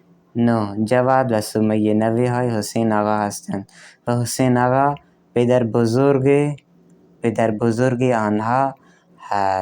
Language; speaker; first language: Persian; non-native, fluent; Urdu